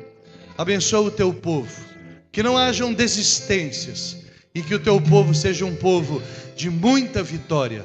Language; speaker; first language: Portuguese; native; Portuguese